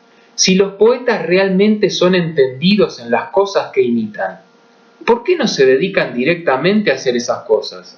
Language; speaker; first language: Spanish; native; Spanish